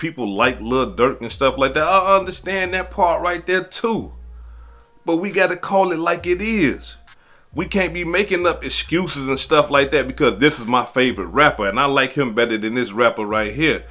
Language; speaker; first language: English; native; English